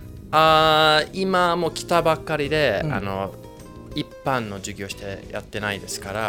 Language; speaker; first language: Japanese; non-native, fluent; English